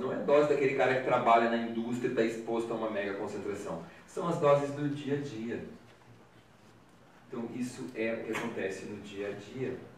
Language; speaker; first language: Portuguese; native; Portuguese